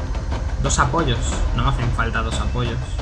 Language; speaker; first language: Spanish; native; Spanish